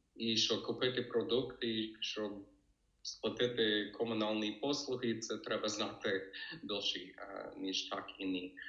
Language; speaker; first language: Ukrainian; non-native, fluent; English